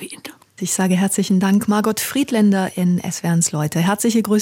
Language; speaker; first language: German; native; German